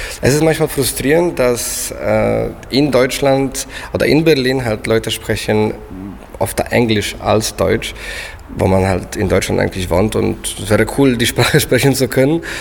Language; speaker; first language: German; non-native, fluent; Polish